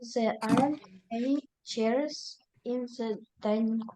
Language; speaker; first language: English; non-native, learner; Russian